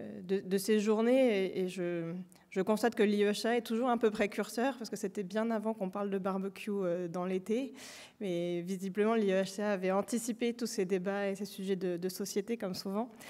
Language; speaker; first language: French; native; French